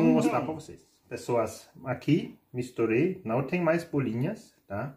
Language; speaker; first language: Portuguese; non-native, learner; German